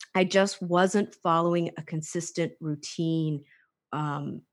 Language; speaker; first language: English; native; English